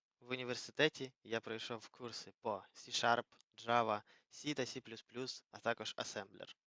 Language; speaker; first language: Ukrainian; native; Ukrainian